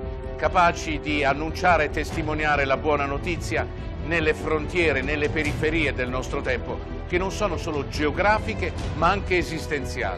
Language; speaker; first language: Italian; native; Italian